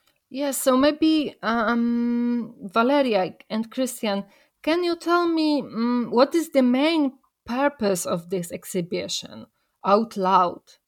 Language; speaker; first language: English; non-native, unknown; Polish